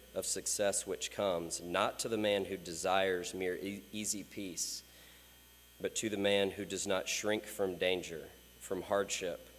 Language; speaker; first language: English; native; English